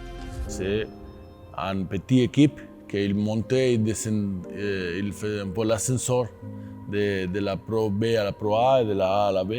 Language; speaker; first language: French; non-native, fluent; Spanish